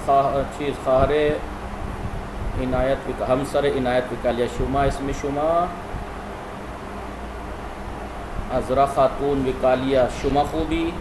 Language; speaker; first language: Persian; non-native, fluent; Urdu